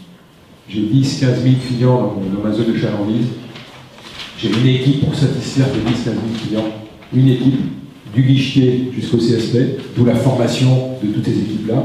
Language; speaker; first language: French; native; French